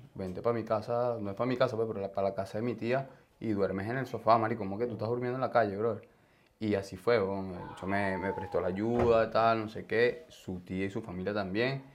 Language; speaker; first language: Spanish; native; Spanish